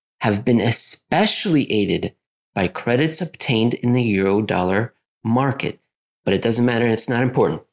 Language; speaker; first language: English; native; English